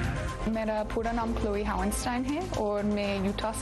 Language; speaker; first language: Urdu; non-native, learner; English